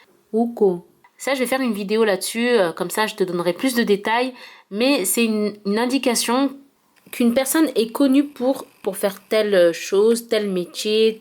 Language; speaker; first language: French; early bilingual, heritage; French